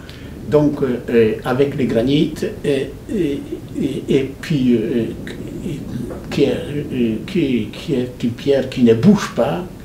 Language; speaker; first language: French; non-native, fluent; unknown